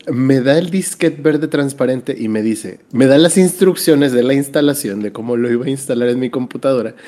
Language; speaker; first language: Spanish; native; Spanish